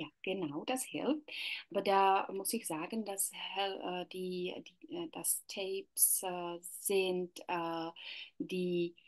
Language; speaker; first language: German; non-native, learner; Czech